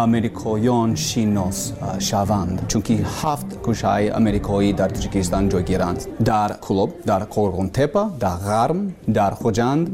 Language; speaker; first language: Persian; non-native, learner; English